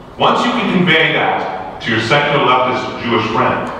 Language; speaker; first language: English; native; English